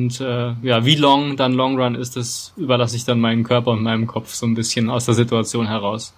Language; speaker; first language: German; native; German